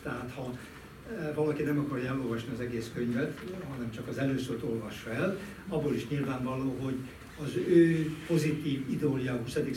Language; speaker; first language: Hungarian; native; Hungarian